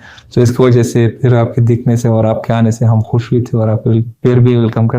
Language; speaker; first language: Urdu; non-native, learner; Pashto